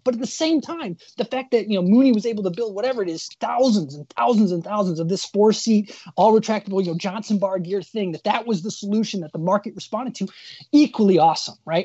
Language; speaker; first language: English; native; English